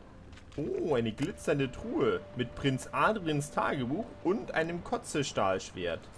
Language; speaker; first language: German; native; German